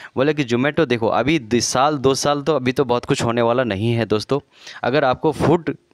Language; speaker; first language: Hindi; native; Hindi